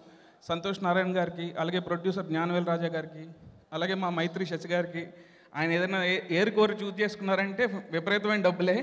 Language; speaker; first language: Telugu; native; Telugu